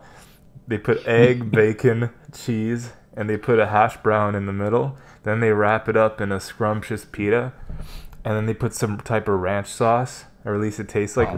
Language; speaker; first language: English; native; English